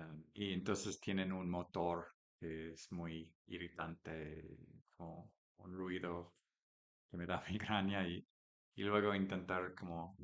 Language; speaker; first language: Spanish; non-native, learner; English